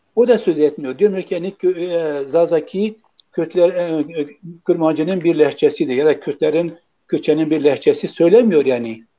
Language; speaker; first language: Turkish; non-native, local second language; Kurdish